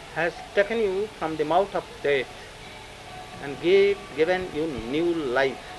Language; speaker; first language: English; non-native, local second language; Hindi